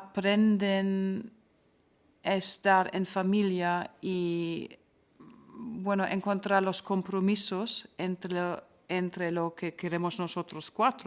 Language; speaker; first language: Spanish; non-native, fluent; German